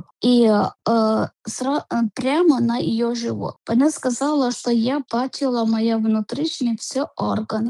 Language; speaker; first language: Ukrainian; non-native, learner; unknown